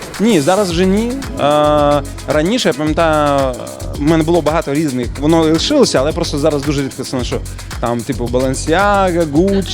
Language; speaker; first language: Ukrainian; native; Ukrainian